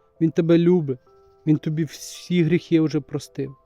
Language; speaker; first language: Ukrainian; native; Ukrainian